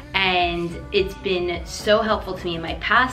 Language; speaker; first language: English; native; English